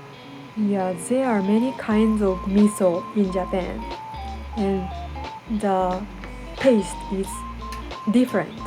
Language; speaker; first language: English; non-native, learner; Japanese